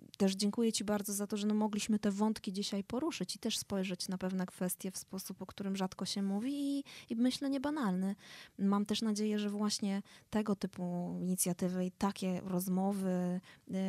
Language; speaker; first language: Polish; native; Polish